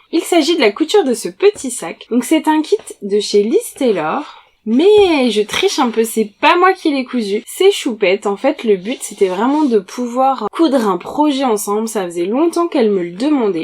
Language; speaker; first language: French; native; French